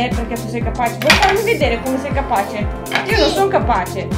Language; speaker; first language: Italian; non-native, fluent; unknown